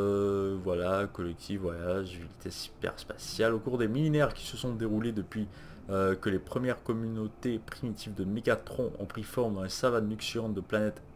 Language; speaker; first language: French; native; French